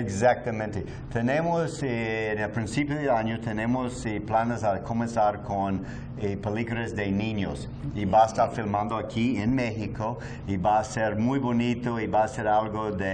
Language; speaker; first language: Spanish; non-native, learner; English